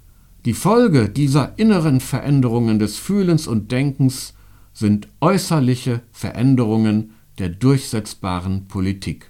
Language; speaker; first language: German; native; German